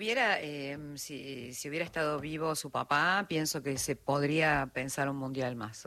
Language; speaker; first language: Spanish; native; Spanish